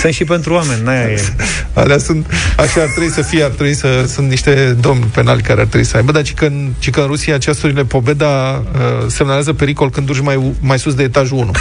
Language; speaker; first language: Romanian; native; Romanian